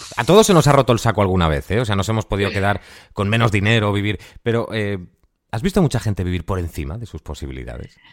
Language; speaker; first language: Spanish; native; Spanish